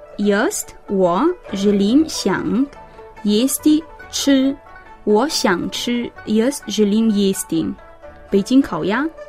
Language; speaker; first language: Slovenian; non-native, fluent; Chinese